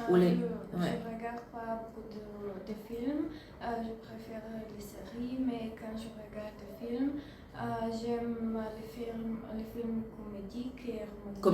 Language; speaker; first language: French; non-native, learner; Bulgarian